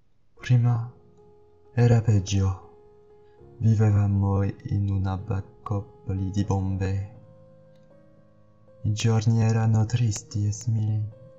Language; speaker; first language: Italian; non-native, learner; French